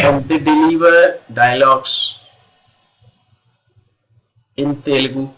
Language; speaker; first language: English; non-native, local second language; Hindi